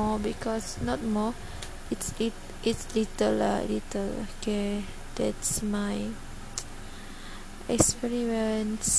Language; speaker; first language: English; non-native, learner; Malay